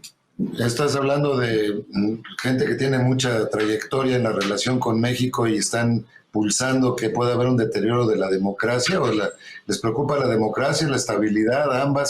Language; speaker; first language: Spanish; native; Spanish